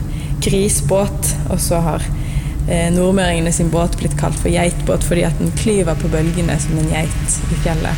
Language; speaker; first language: Norwegian; native; Norwegian